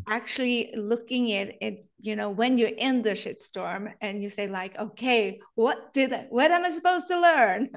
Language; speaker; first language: English; non-native, fluent; Norwegian